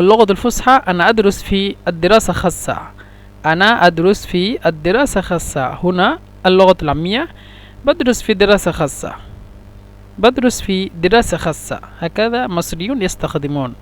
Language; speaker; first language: Arabic; non-native, fluent; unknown